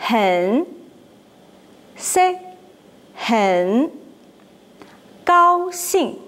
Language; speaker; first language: Chinese; non-native, learner; English